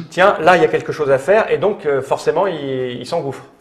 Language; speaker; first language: French; native; French